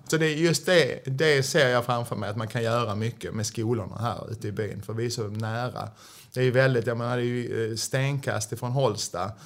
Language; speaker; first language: Swedish; native; Swedish